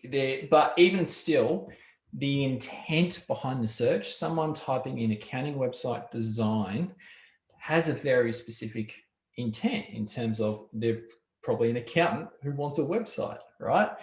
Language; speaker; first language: English; native; English